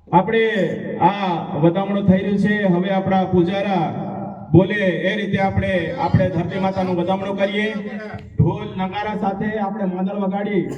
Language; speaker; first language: Gujarati; non-native, local second language; Bhili